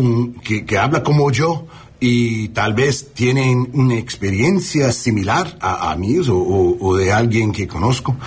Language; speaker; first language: Spanish; non-native, learner; English